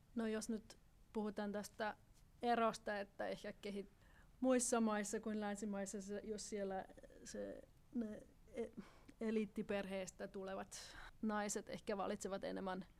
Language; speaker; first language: Finnish; non-native, fluent; German